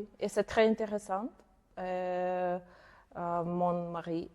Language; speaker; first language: French; non-native, learner; Ukrainian